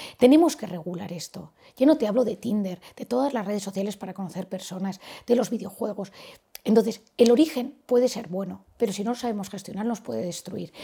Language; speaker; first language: Spanish; native; Spanish